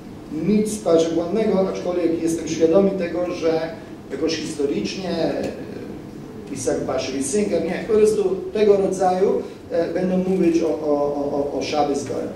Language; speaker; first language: Polish; non-native, fluent; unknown